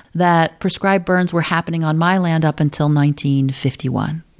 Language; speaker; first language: English; native; English